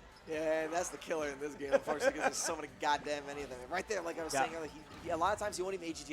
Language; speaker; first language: English; native; English